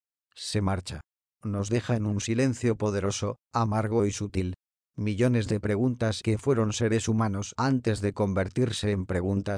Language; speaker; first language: Spanish; native; Spanish